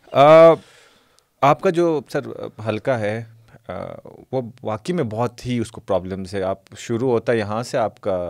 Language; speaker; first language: Urdu; non-native, local second language; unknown